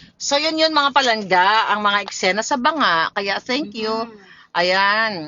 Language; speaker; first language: Filipino; non-native, local second language; Hiligaynon